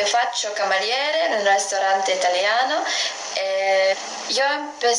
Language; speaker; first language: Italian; non-native, learner; English